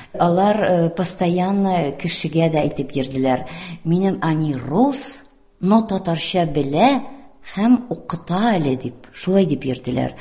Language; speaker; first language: Tatar; non-native, local second language; Russian